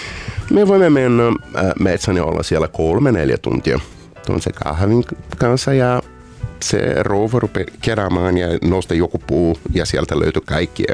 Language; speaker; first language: Finnish; non-native, fluent; Portuguese